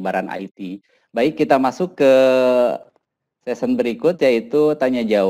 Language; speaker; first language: Indonesian; native; Indonesian